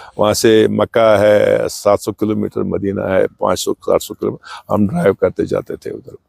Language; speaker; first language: Urdu; non-native, local second language; Kashmiri